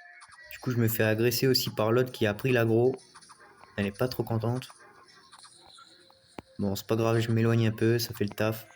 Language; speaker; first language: French; native; French